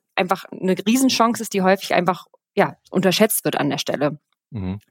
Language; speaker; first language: German; native; German